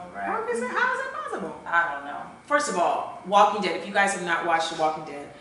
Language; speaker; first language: English; native; English